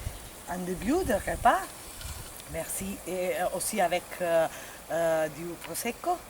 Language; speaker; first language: French; non-native, fluent; Italian